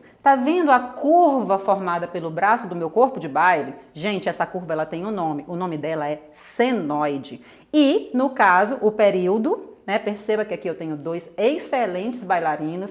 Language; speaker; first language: Portuguese; native; Portuguese